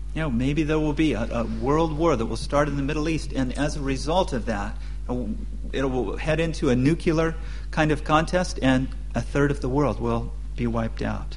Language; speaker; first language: English; native; English